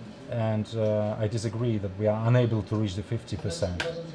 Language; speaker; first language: English; non-native, fluent; Polish